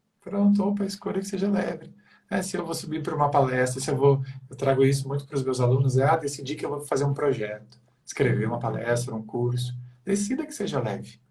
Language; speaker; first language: Portuguese; native; Portuguese